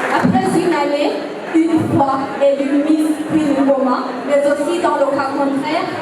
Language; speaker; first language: French; non-native, local second language; Rundi